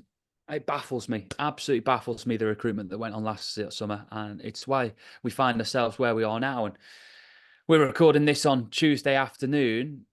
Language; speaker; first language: English; native; English